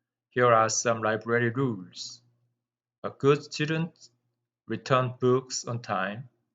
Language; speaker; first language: English; non-native, fluent; Korean